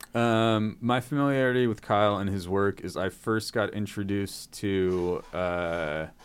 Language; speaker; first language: English; native; English